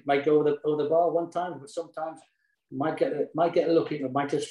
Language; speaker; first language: English; native; English